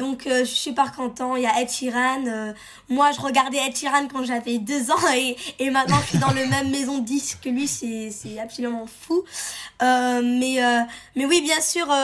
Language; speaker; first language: French; early bilingual, heritage; French